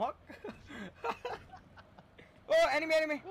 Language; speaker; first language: English; non-native, local second language; Hindi